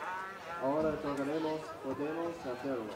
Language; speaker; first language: Spanish; non-native, learner; English